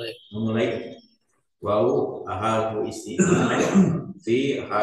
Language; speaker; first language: Arabic; non-native, learner; Indonesian